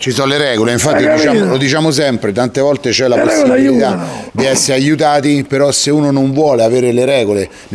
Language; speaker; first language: Italian; native; Italian